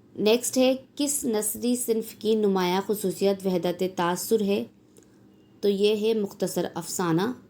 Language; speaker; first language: Urdu; native; Urdu